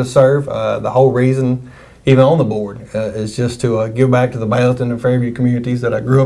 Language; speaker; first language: English; native; English